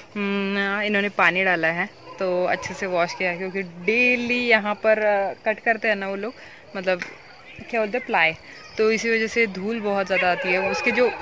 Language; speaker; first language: Hindi; native; Hindi